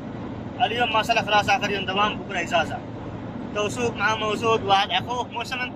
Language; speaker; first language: Arabic; non-native, learner; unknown